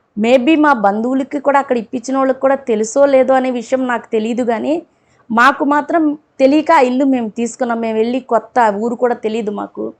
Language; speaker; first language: Telugu; non-native, local second language; Urdu